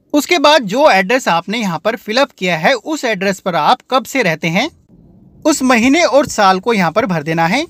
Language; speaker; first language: Hindi; native; Hindi